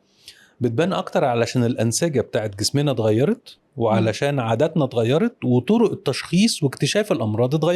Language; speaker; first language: Arabic; native; Arabic